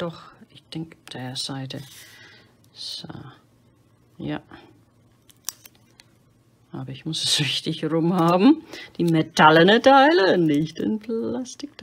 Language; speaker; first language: German; non-native, fluent; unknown